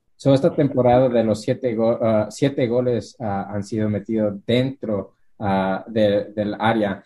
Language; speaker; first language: Spanish; early bilingual, heritage; Spanish